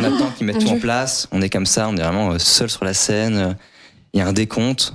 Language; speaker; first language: French; native; French